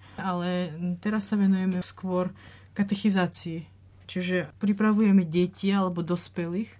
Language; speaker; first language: Slovak; non-native, fluent; Russian